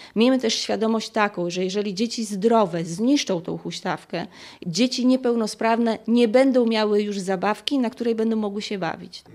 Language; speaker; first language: Polish; native; Polish